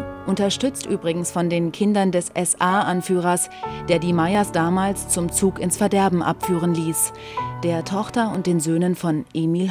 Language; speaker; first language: German; native; German